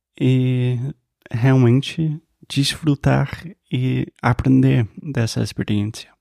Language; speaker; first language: Portuguese; non-native, fluent; English